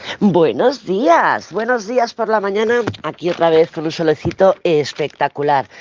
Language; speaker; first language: Spanish; native; Spanish